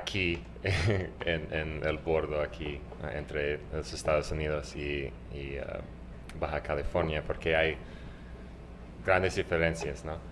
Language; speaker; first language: Spanish; non-native, fluent; English